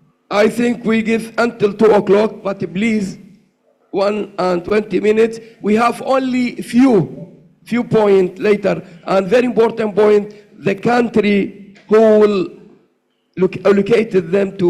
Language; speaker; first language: English; non-native, learner; Arabic